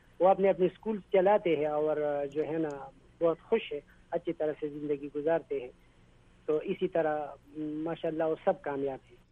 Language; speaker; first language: Urdu; non-native, local second language; Pashto